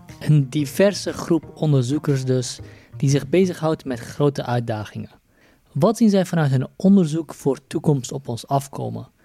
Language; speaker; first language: Dutch; native; Dutch